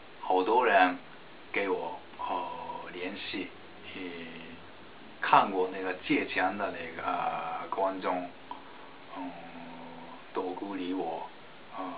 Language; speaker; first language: Chinese; non-native, fluent; Japanese